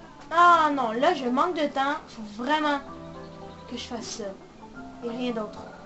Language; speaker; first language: French; native; French